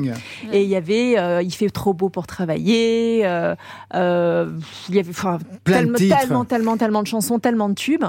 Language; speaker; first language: French; native; French